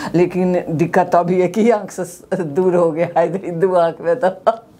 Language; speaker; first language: Hindi; native; Hindi